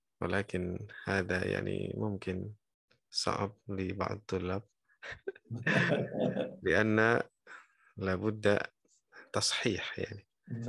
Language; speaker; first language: Arabic; non-native, fluent; Indonesian